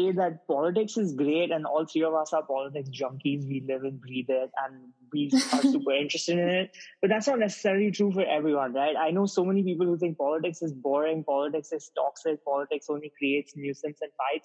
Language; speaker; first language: English; non-native, local second language; Hindi